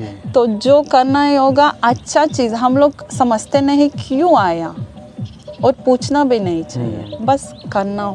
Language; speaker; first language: Hindi; non-native, learner; Hebrew